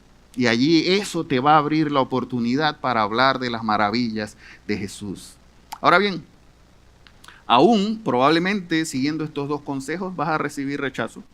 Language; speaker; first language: Spanish; native; Spanish